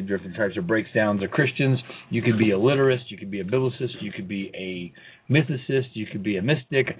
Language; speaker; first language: English; native; English